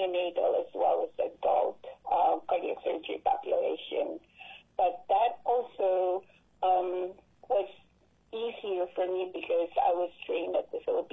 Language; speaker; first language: English; non-native, local second language; Filipino